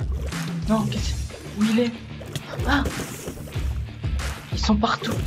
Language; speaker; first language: French; native; French